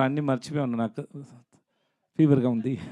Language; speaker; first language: Telugu; non-native, learner; Tamil